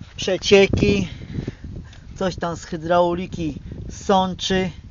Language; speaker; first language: Polish; native; Polish